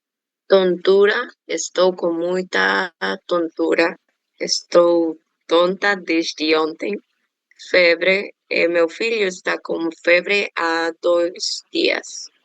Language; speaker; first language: Portuguese; non-native, learner; Spanish